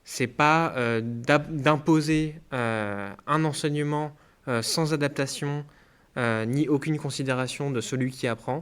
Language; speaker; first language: French; native; French